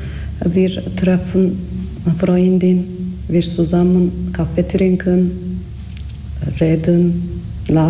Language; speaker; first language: German; non-native, learner; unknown